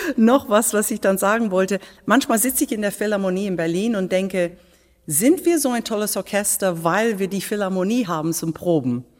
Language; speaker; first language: German; non-native, fluent; English